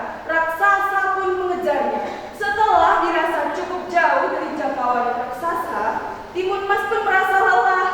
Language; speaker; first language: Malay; non-native, local second language; Javanese